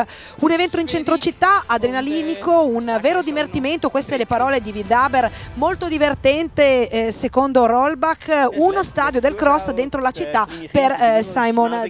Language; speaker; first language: Italian; native; Italian